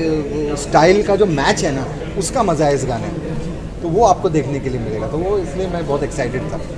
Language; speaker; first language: Hindi; native; Hindi